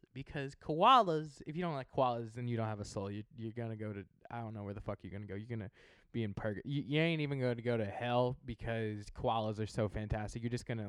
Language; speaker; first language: English; native; English